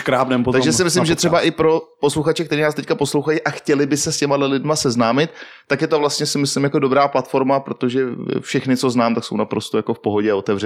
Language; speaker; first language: Czech; native; Czech